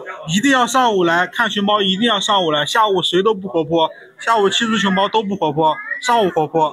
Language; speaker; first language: Chinese; native; Chinese